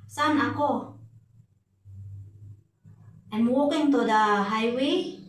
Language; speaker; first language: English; non-native, local second language; Filipino